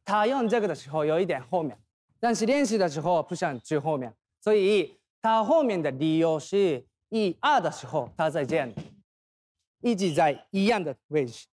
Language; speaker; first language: Chinese; non-native, fluent; Korean